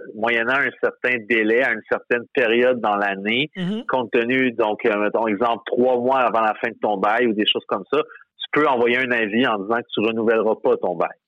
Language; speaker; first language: French; native; French